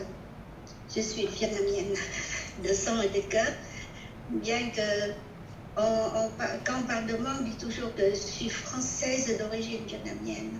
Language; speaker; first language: French; non-native, local second language; Vietnamese